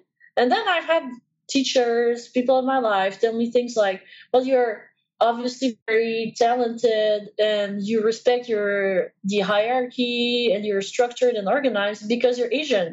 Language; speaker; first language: English; non-native, fluent; French